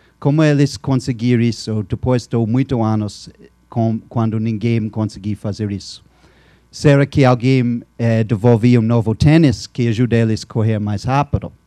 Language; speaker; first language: Portuguese; non-native, fluent; English